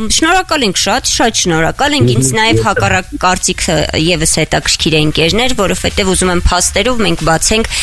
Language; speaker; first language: Armenian; native; Armenian